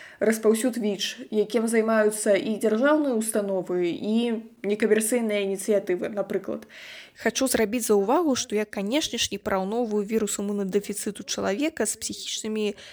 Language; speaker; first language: Belarusian; non-native, local second language; Russian